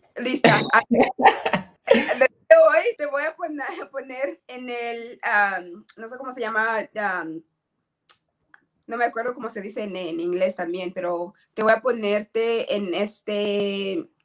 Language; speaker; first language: Spanish; non-native, learner; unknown